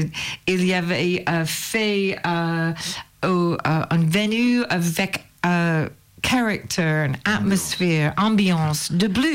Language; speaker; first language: French; non-native, learner; English